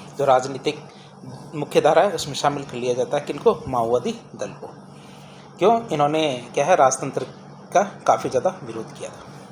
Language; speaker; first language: Hindi; native; Hindi